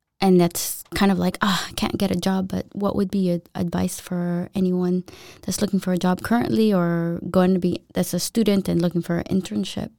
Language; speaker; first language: English; native; English